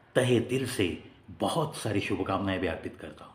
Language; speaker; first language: Hindi; non-native, local second language; Marathi